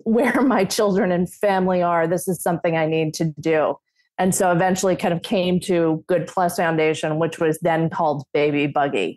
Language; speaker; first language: English; native; English